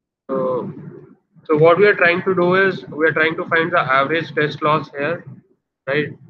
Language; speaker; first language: English; non-native, local second language; Hindi